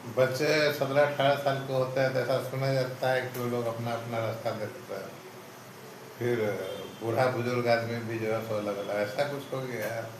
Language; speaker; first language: Hindi; native; Hindi